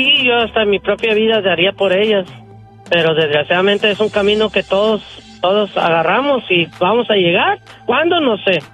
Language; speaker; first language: Spanish; native; Spanish